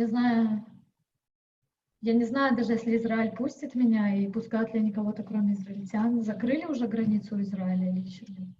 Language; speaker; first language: Russian; native; Russian